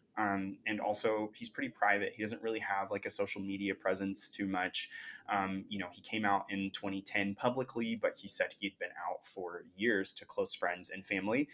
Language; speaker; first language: English; native; English